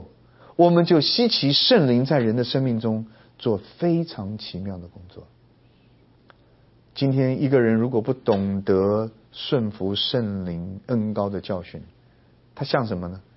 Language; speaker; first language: Chinese; native; Chinese